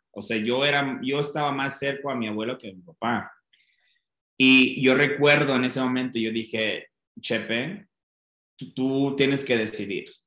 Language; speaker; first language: Spanish; non-native, fluent; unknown